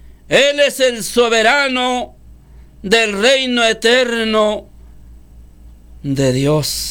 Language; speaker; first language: Spanish; native; Spanish